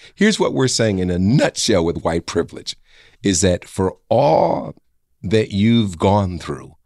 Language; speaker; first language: English; native; English